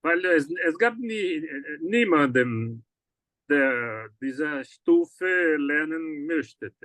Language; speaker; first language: German; non-native, learner; Portuguese